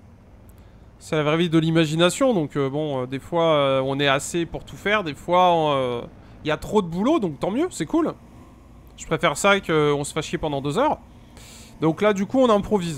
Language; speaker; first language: French; native; French